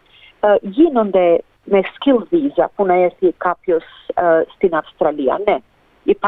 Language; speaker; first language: Greek; early bilingual, heritage; Greek